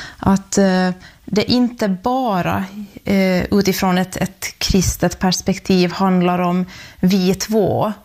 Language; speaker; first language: Swedish; native; Swedish